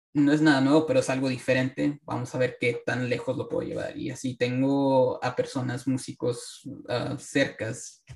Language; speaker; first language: Spanish; early bilingual, heritage; Spanish